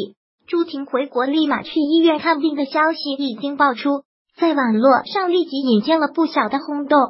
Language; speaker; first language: Chinese; native; Chinese